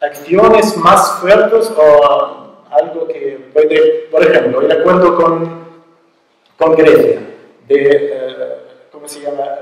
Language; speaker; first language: Spanish; non-native, learner; Arabic